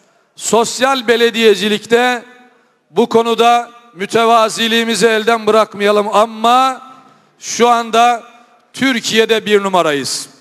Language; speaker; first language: Turkish; native; Turkish